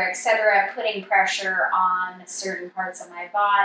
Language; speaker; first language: English; native; English